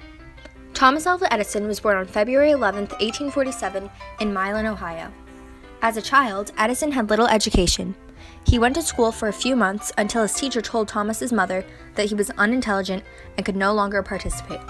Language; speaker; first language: English; native; English